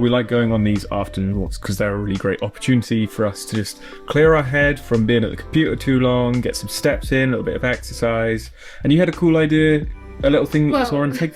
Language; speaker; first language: English; native; English